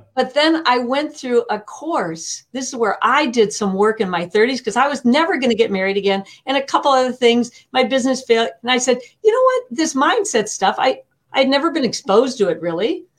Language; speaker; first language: English; native; English